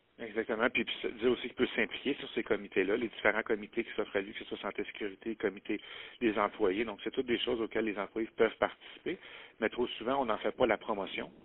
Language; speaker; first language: French; native; French